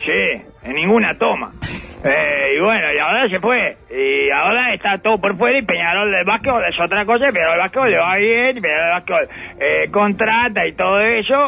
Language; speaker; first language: Spanish; native; Spanish